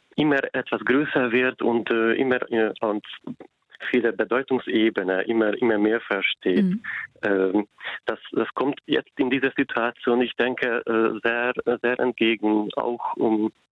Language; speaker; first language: German; non-native, fluent; Hungarian